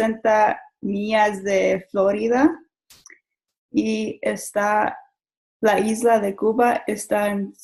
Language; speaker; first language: Spanish; non-native, learner; English